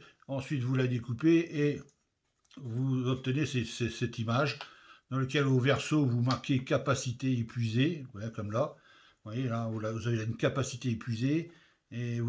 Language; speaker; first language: French; native; French